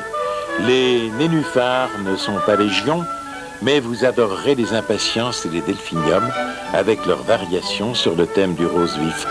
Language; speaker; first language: French; early bilingual, other home language; Russian